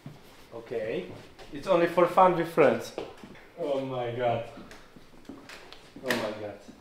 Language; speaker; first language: English; non-native, learner; Polish